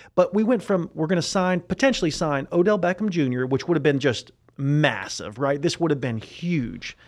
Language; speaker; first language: English; native; English